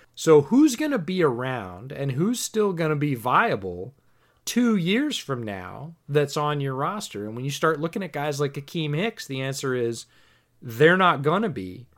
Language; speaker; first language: English; native; English